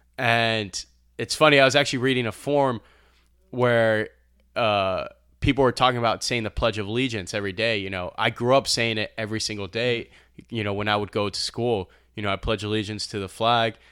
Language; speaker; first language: English; early bilingual, other home language; Albanian